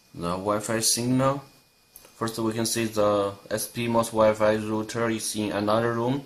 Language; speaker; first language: English; non-native, learner; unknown